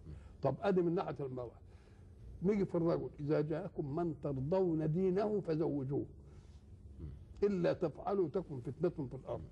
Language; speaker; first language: Arabic; native; Arabic